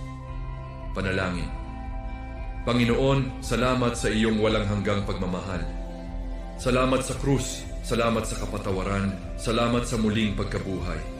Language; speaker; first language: Filipino; native; Filipino